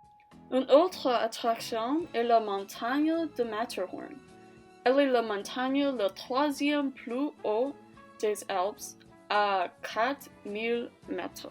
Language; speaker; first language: French; non-native, learner; English